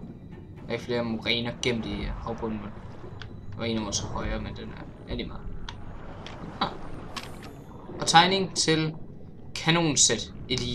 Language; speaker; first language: Danish; native; Danish